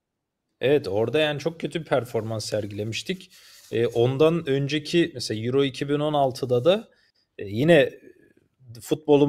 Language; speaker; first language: Turkish; native; Turkish